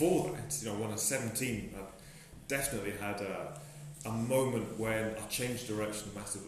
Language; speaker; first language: English; native; English